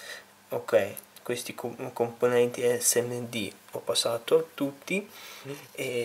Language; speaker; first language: Italian; non-native, fluent; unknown